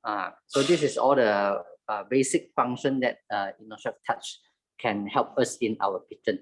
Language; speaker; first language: English; non-native, local second language; Malay